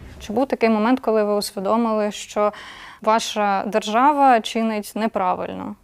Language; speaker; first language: Ukrainian; native; Ukrainian